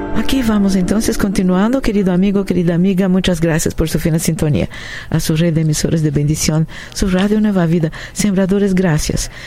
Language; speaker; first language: Spanish; non-native, fluent; Portuguese